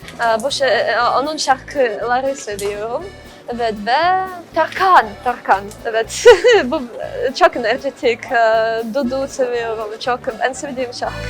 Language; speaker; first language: Turkish; non-native, learner; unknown